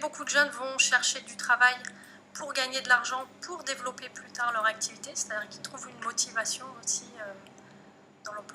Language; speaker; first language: French; native; French